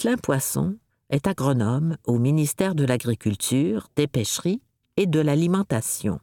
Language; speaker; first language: French; native; French